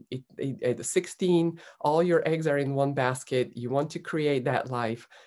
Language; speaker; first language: English; non-native, fluent; Bulgarian